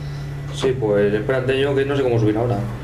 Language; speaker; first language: Spanish; native; Spanish